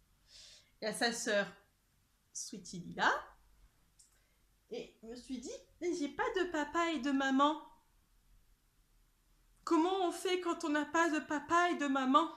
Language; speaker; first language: French; native; French